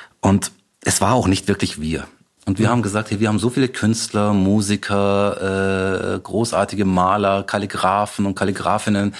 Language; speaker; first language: German; native; German